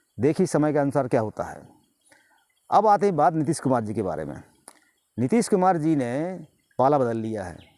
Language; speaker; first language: Hindi; native; Hindi